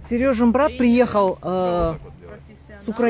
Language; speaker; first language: Russian; native; Russian